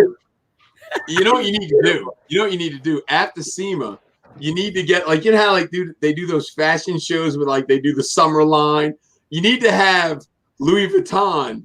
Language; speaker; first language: English; native; English